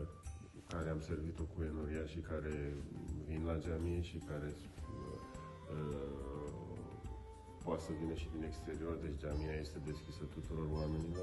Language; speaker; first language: Romanian; non-native, local second language; Crimean Tatar